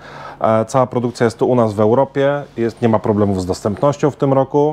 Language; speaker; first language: Polish; native; Polish